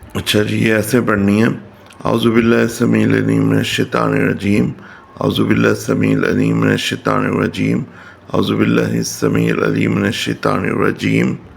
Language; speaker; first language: Urdu; native; Urdu